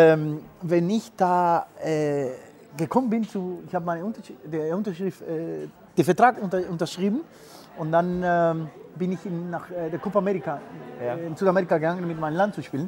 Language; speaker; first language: German; non-native, fluent; Spanish